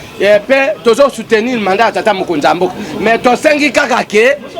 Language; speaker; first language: Lingala; native; Lingala